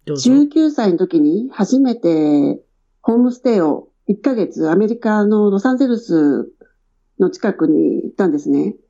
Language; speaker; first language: Japanese; native; Japanese